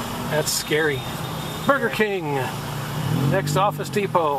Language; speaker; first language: English; native; English